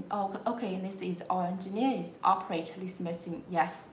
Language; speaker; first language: English; non-native, learner; Chinese